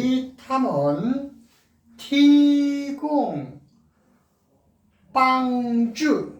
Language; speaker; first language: Chinese; non-native, learner; Korean